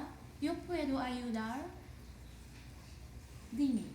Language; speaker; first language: Spanish; non-native, learner; English